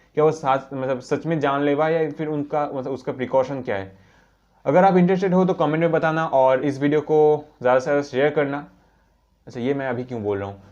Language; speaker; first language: Hindi; non-native, local second language; Bangla